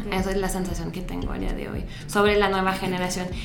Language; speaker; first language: Spanish; non-native, fluent; French